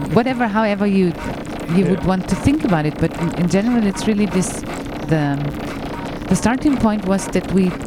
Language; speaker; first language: English; non-native, fluent; German